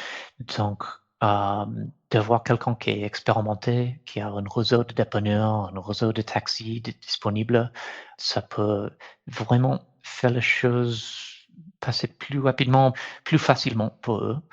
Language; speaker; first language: French; non-native, fluent; English